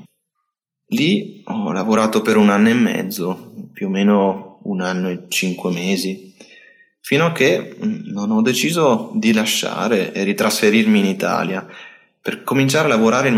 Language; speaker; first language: Italian; native; Italian